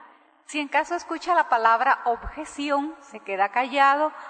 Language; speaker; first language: Spanish; native; Spanish